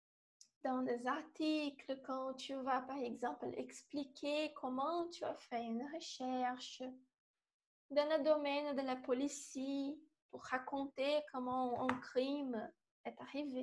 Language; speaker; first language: French; non-native, fluent; Portuguese